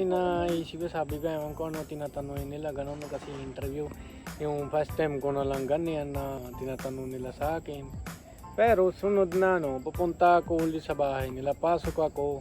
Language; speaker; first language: Filipino; non-native, learner; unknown